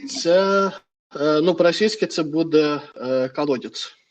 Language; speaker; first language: Ukrainian; non-native, fluent; Russian